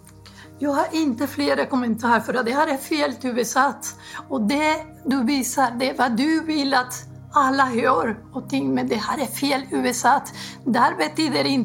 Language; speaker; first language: Swedish; non-native, fluent; Spanish